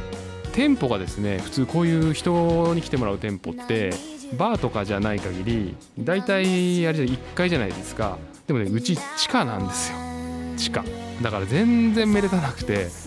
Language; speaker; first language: Japanese; native; Japanese